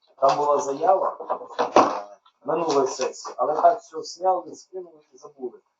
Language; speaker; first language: Ukrainian; native; Ukrainian